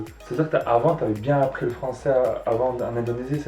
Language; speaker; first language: French; native; French